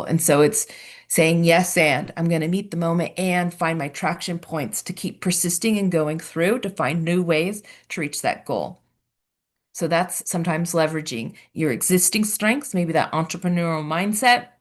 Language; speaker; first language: English; native; English